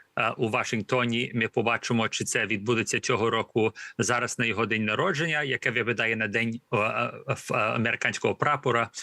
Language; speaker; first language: Ukrainian; early bilingual, heritage; Ukrainian